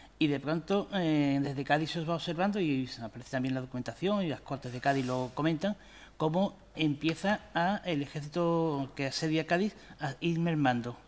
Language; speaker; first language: Spanish; native; Spanish